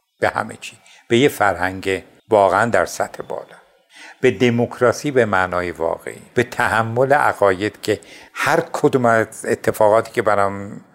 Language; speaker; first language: Persian; non-native, local second language; Azerbaijani